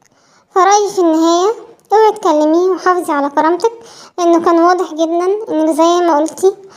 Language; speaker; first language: Arabic; native; Arabic